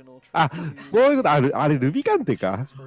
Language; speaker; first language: Japanese; native; Japanese